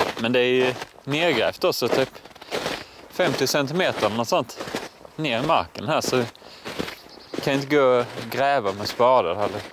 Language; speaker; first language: Swedish; native; Swedish